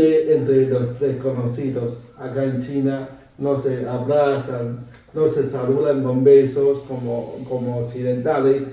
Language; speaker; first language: Spanish; non-native, fluent; Chinese